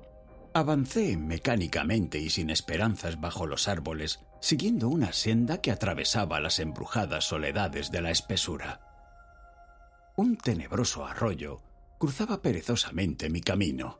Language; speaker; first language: Spanish; native; Spanish